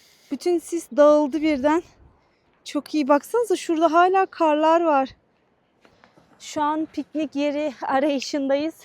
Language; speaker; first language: Turkish; native; Turkish